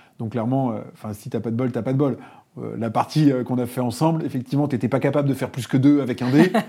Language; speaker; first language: French; native; French